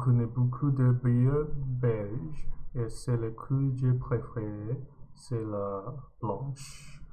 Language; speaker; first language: French; non-native, learner; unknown